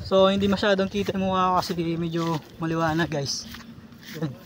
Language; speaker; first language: Filipino; native; Filipino